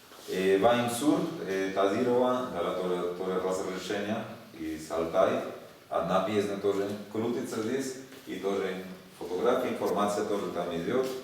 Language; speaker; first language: Russian; non-native, learner; Spanish